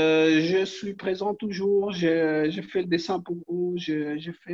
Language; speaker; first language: French; non-native, learner; Arabic